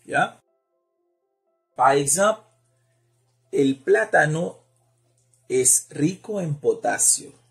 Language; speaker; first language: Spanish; non-native, fluent; Haitian Creole